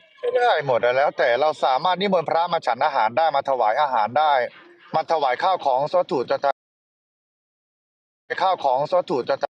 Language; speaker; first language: Thai; native; Thai